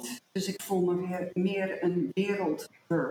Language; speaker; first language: Dutch; early bilingual, heritage; Dutch